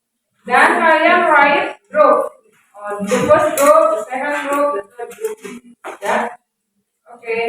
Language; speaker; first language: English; non-native, learner; Indonesian